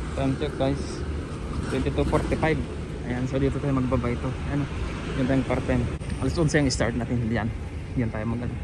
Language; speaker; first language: Filipino; native; Filipino